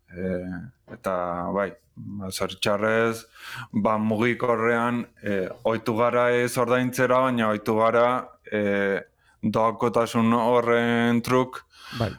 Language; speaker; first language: Basque; native; Basque